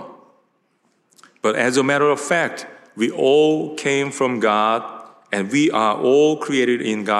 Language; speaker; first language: English; non-native, fluent; Korean